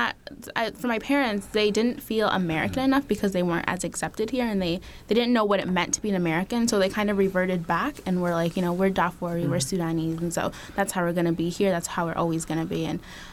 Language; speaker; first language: English; early bilingual, other home language; Arabic